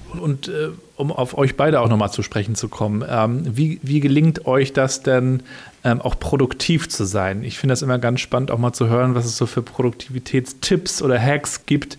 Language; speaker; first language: German; native; German